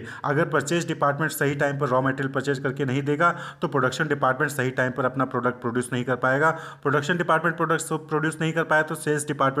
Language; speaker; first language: Hindi; native; Hindi